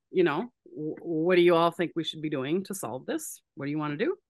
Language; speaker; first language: English; native; English